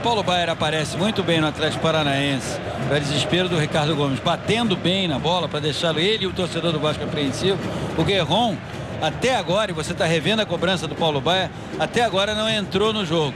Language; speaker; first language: Portuguese; native; Portuguese